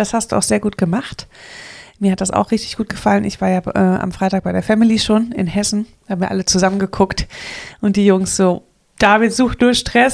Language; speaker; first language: German; native; German